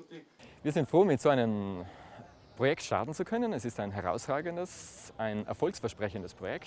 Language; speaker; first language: German; native; German